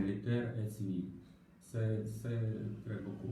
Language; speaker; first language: French; non-native, learner; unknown